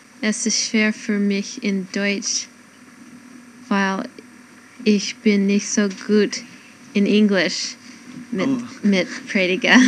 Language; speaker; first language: German; non-native, learner; English